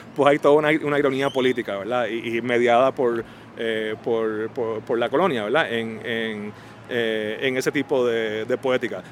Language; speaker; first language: Spanish; native; Spanish